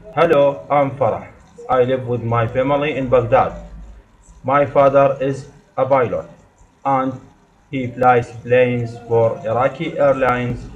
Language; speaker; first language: English; non-native, learner; Arabic